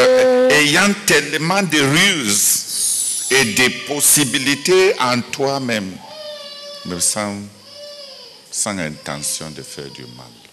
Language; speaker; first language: French; non-native, local second language; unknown